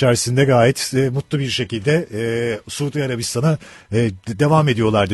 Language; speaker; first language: Turkish; native; Turkish